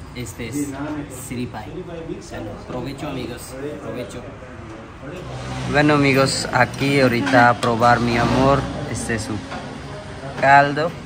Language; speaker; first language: Spanish; non-native, learner; Urdu